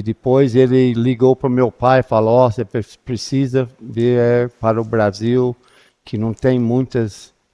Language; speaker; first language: Portuguese; non-native, fluent; English